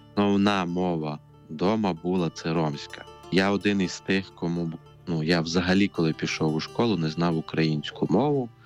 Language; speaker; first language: Ukrainian; non-native, local second language; Romany